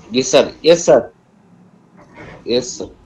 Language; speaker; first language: English; non-native, learner; Bangla